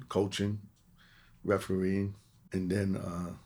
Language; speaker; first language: English; native; English